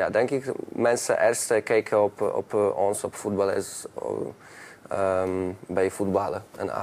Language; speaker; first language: Dutch; non-native, learner; Polish